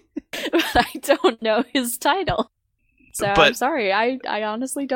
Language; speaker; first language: English; native; English